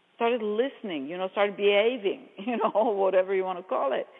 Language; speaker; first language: English; non-native, fluent; Hebrew